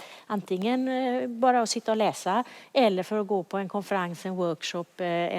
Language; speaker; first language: Swedish; native; Swedish